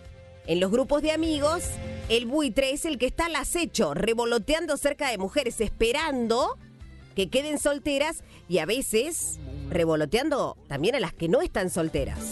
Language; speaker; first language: Spanish; native; Spanish